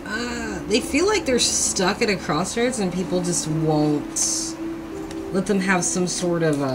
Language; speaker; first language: English; native; English